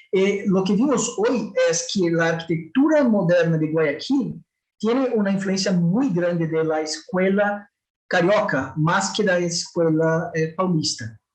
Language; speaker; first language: Spanish; non-native, fluent; Portuguese